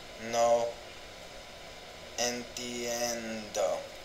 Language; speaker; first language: Spanish; non-native, learner; English